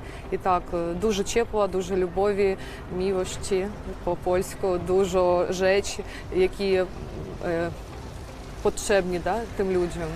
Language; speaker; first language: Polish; non-native, learner; Ukrainian